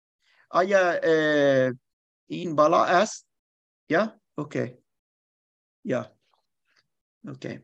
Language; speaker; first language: Persian; non-native, fluent; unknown